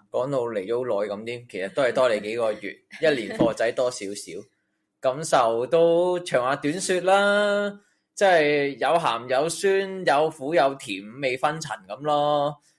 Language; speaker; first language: Cantonese; native; Cantonese